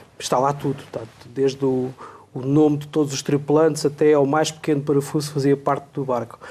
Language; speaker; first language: Portuguese; native; Portuguese